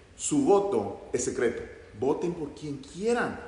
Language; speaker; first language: Spanish; early bilingual, heritage; Spanish